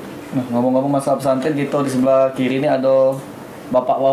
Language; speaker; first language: Malay; native; Malay